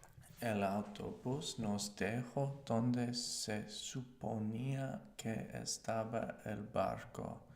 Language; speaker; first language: Spanish; non-native, learner; English